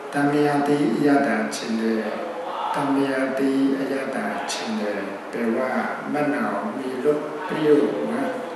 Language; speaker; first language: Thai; non-native, fluent; Burmese